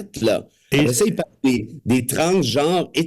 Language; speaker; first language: French; native; French